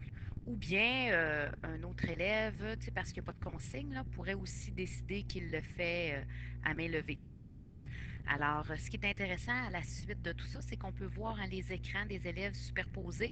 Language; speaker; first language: French; native; French